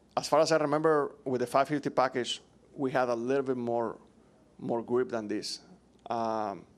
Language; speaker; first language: English; non-native, fluent; Spanish